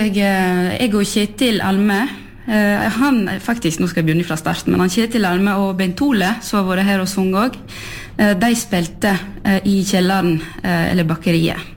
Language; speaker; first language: Norwegian; early bilingual, heritage; French